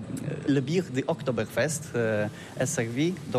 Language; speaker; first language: French; non-native, learner; Polish